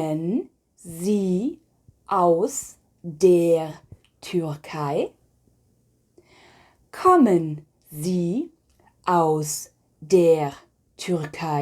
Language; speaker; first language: German; non-native, fluent; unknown